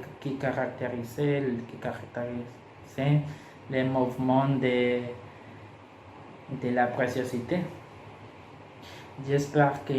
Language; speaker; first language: French; non-native, learner; Spanish